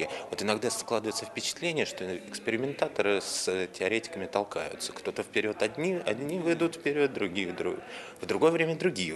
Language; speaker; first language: Russian; native; Russian